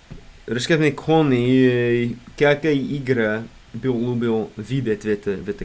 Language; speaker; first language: Russian; non-native, learner; English